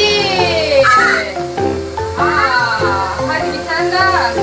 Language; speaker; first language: Turkish; native; Turkish